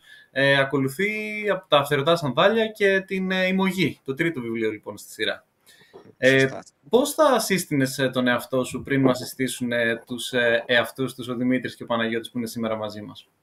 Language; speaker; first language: Greek; native; Greek